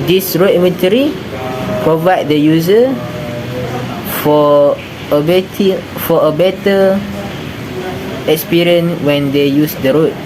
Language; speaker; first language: English; non-native, local second language; Malay